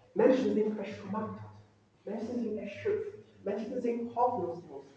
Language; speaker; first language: German; non-native, fluent; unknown